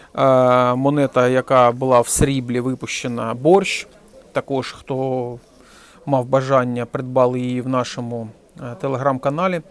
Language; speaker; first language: Ukrainian; non-native, local second language; Russian